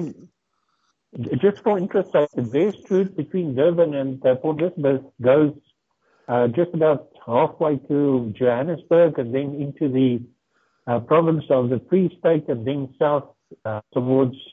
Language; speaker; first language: English; non-native, local second language; Afrikaans